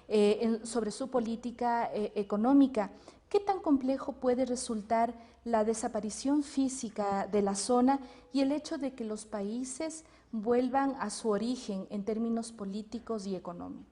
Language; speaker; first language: Spanish; native; Spanish